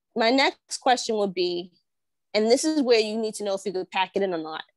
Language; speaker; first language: English; native; English